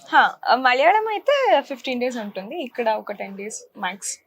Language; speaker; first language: Telugu; non-native, local second language; Kannada